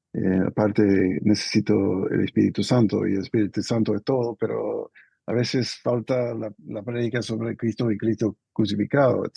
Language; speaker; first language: Spanish; non-native, fluent; English